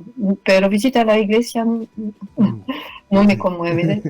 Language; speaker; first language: Spanish; non-native, fluent; French